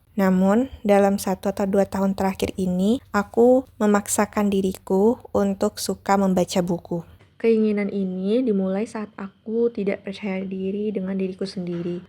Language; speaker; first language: Indonesian; non-native, local second language; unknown